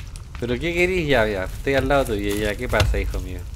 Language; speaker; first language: Spanish; native; Spanish